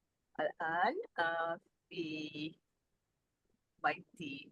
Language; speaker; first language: Arabic; non-native, learner; Malay